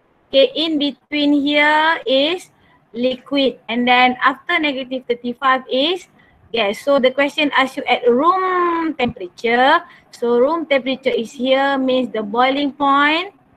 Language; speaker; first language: English; non-native, local second language; Malay